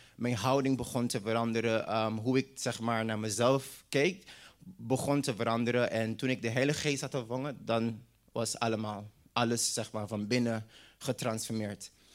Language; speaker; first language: Dutch; non-native, local second language; English